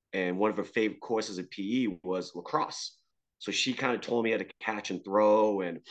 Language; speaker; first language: English; native; English